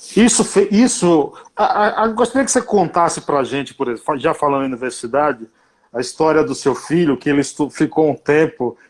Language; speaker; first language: Portuguese; native; Portuguese